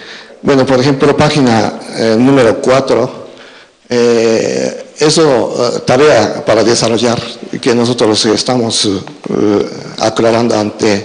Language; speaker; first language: Spanish; non-native, fluent; Japanese